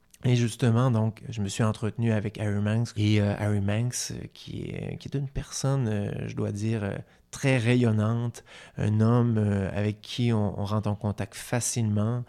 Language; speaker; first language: French; native; French